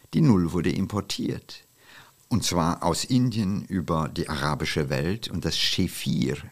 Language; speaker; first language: German; non-native, fluent; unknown